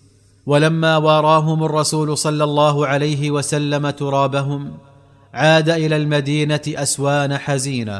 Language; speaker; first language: Arabic; native; Arabic